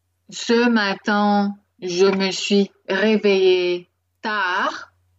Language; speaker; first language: French; native; French